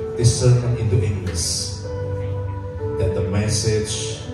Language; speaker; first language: English; non-native, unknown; Indonesian